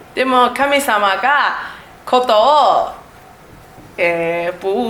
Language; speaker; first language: Japanese; non-native, learner; Chinese